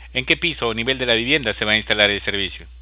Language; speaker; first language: Spanish; native; Spanish